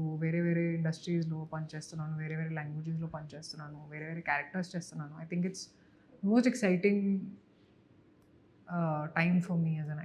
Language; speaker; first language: Telugu; non-native, local second language; Hindi